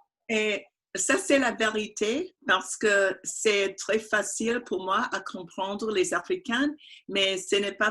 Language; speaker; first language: French; non-native, learner; English